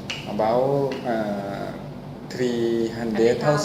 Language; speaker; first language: English; non-native, learner; Thai